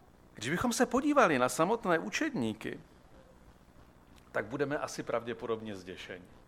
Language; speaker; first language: Czech; native; Czech